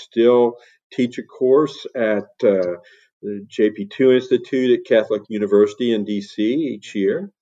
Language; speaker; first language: English; native; English